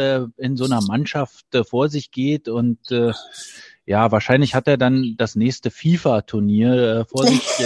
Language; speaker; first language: German; native; German